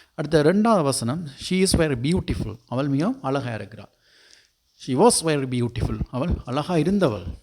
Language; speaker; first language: Tamil; native; Tamil